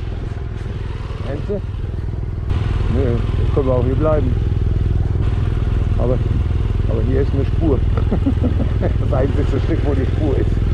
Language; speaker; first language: German; native; German